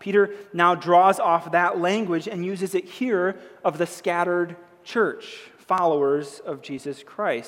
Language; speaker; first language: English; native; English